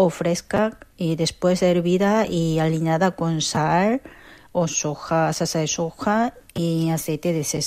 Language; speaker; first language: Spanish; non-native, fluent; Korean